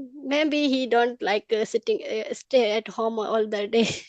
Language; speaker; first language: English; non-native, learner; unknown